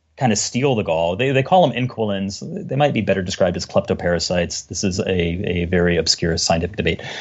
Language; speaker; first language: English; native; English